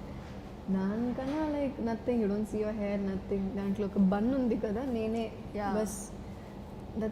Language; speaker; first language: Telugu; non-native, fluent; Malayalam